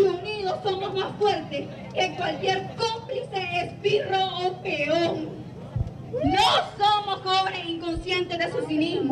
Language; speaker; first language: Spanish; native; Spanish